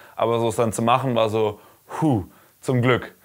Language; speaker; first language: German; native; German